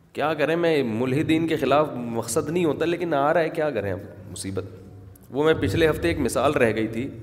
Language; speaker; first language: Urdu; native; Urdu